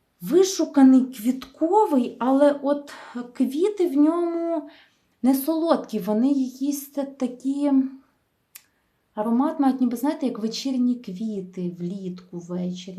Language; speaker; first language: Ukrainian; native; Ukrainian